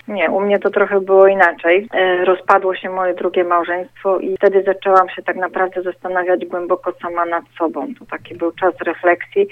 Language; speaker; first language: Polish; native; Polish